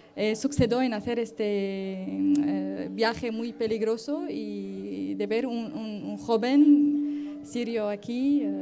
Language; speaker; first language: Spanish; non-native, fluent; Arabic